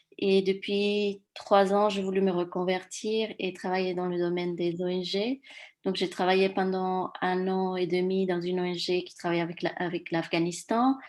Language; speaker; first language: French; non-native, fluent; Spanish